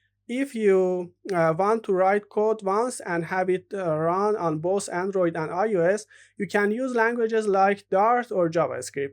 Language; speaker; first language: English; non-native, fluent; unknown